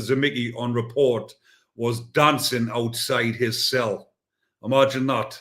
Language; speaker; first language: English; native; English